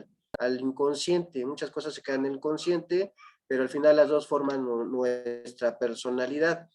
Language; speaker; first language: Spanish; native; Spanish